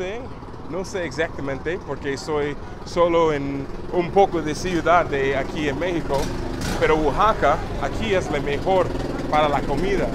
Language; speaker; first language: Spanish; non-native, learner; English